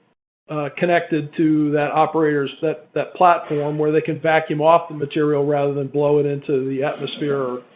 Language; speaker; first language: English; native; English